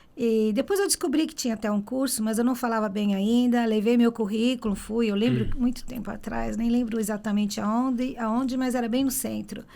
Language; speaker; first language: Portuguese; early bilingual, other home language; Italian